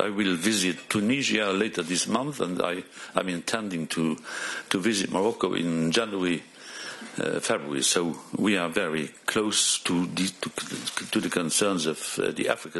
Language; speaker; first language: English; non-native, fluent; Luxembourgish